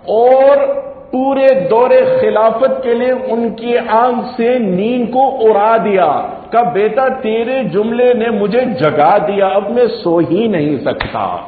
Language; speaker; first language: Urdu; non-native, local second language; Gujarati